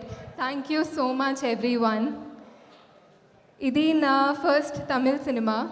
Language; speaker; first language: Telugu; non-native, fluent; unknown